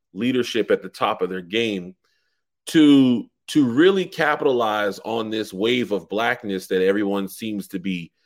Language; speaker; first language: English; native; English